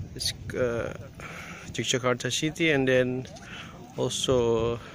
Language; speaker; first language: English; non-native, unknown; Indonesian